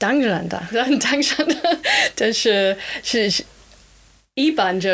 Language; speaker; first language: Chinese; non-native, fluent; German